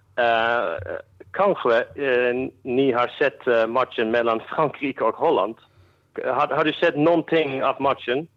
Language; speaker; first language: Swedish; non-native, fluent; Dutch